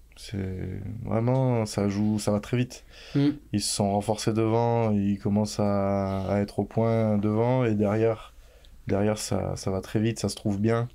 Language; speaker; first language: French; native; French